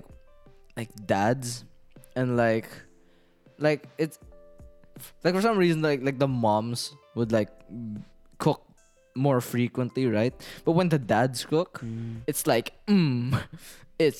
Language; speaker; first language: English; non-native, local second language; Filipino